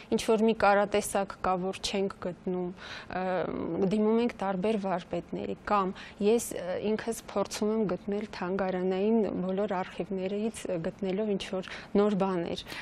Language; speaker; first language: Armenian; native; Armenian